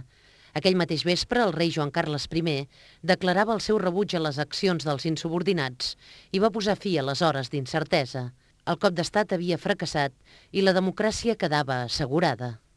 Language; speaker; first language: Catalan; native; Catalan